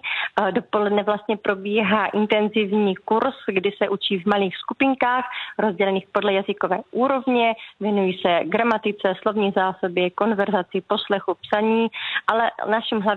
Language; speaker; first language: Czech; native; Czech